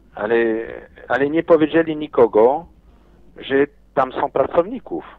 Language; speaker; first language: Polish; non-native, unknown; French